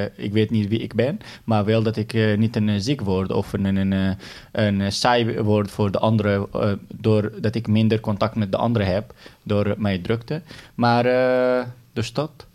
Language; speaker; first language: Dutch; non-native, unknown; Arabic